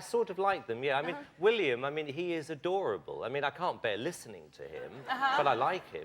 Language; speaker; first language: English; native; English